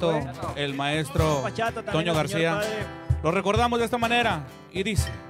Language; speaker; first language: Spanish; native; Spanish